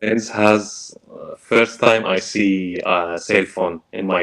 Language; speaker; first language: English; non-native, learner; Arabic